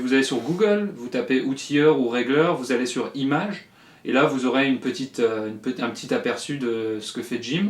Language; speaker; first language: French; native; French